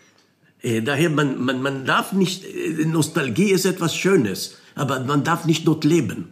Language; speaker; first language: German; non-native, fluent; Hebrew